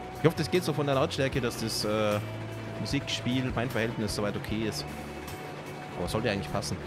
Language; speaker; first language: German; native; German